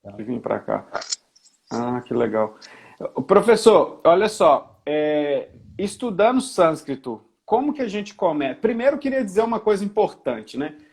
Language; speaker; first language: Portuguese; native; Portuguese